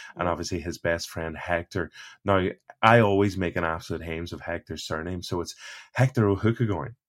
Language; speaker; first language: English; native; English